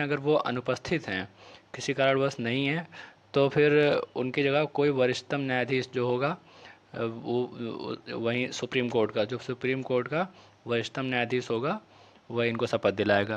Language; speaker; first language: Hindi; native; Hindi